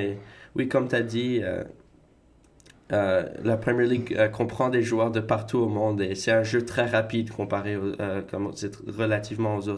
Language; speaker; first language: French; native; French